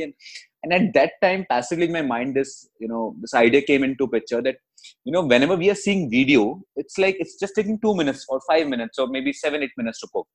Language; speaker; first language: English; non-native, local second language; Hindi